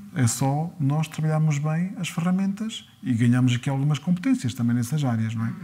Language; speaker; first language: Portuguese; early bilingual, other home language; French